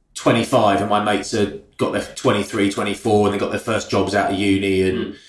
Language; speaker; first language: English; native; English